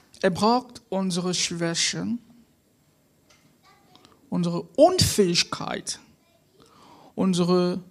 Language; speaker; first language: German; non-native, fluent; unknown